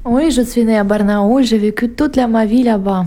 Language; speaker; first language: French; non-native, fluent; Russian